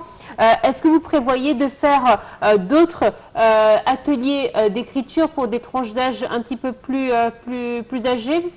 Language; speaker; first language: French; non-native, fluent; Arabic